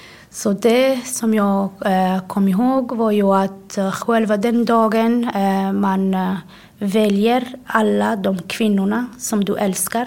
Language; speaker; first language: Swedish; non-native, fluent; Somali